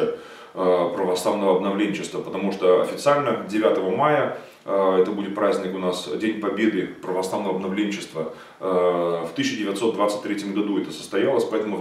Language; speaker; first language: Russian; native; Russian